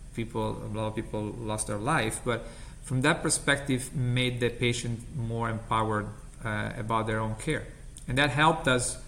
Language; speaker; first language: English; non-native, fluent; Italian